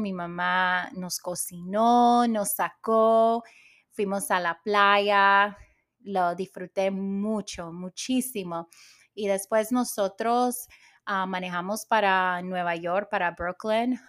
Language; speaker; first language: Spanish; early bilingual, heritage; Spanish